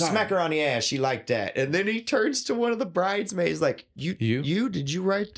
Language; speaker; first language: English; native; English